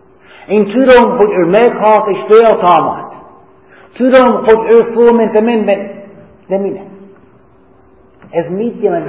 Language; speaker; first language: Hungarian; non-native, learner; English